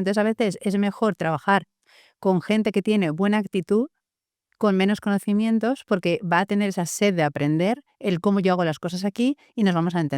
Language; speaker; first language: Spanish; native; Spanish